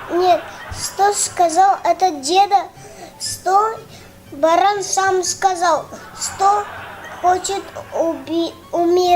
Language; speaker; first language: Russian; non-native, local second language; Tajik